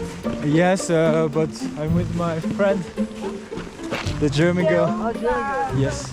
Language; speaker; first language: English; non-native, learner; Korean